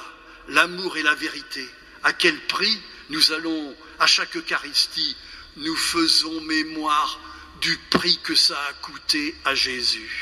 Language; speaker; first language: French; native; French